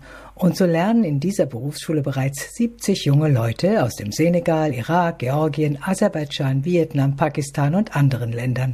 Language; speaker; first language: German; native; German